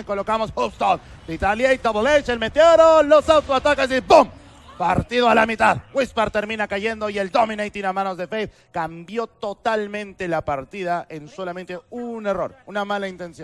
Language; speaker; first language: Spanish; native; Spanish